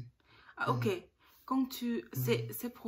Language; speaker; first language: French; non-native, learner; Korean